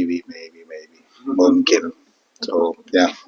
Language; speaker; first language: English; non-native, fluent; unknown